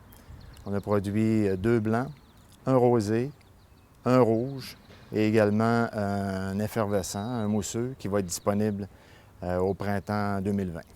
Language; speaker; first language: French; native; French